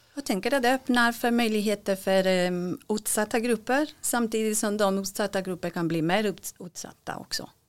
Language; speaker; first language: Swedish; non-native, fluent; Spanish